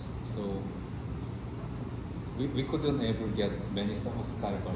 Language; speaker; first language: English; non-native, learner; Korean